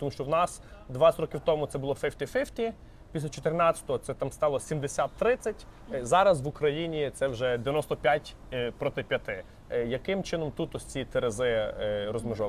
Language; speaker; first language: Ukrainian; native; Ukrainian